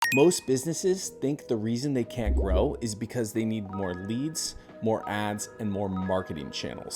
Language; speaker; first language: English; native; English